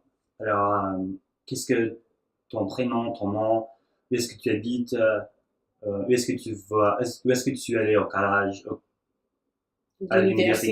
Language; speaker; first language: French; non-native, learner; English